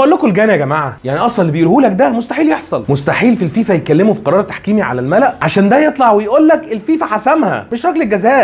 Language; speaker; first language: Arabic; native; Arabic